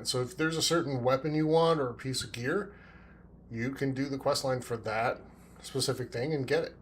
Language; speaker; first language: English; native; English